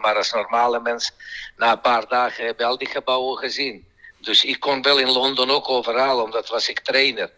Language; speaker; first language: Dutch; non-native, fluent; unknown